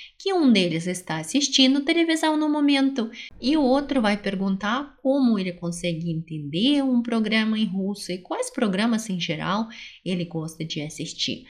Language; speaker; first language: Portuguese; non-native, fluent; Russian